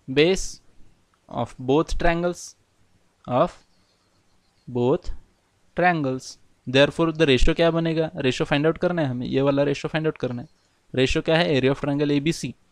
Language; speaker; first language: Hindi; non-native, local second language; Marathi